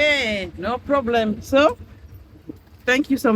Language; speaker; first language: English; non-native, learner; French